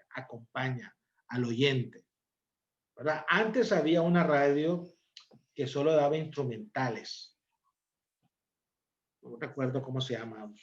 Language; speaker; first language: Spanish; native; Spanish